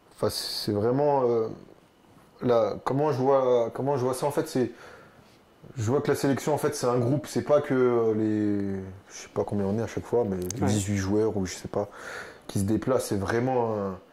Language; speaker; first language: French; native; French